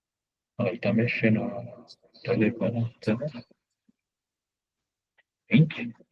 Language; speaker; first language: Portuguese; native; Portuguese